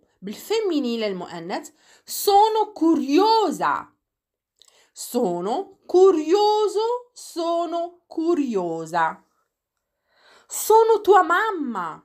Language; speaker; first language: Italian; non-native, fluent; Arabic